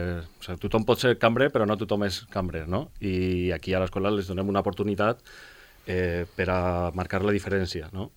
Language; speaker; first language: Catalan; non-native, local second language; Spanish